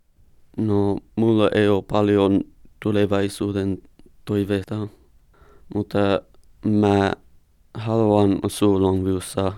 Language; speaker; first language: Finnish; non-native, learner; English